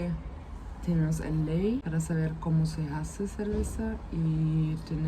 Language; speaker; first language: Spanish; non-native, fluent; German